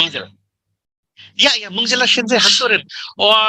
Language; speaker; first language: Chinese; non-native, learner; Bangla